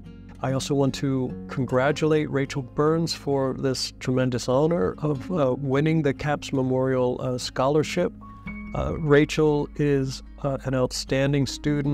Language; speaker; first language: English; native; English